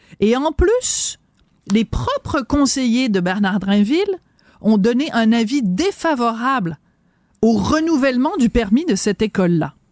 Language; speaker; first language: French; native; French